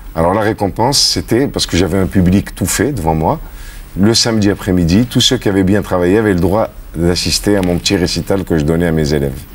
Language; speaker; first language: French; native; French